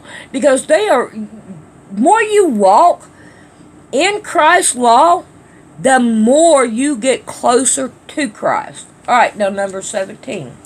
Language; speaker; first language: English; native; English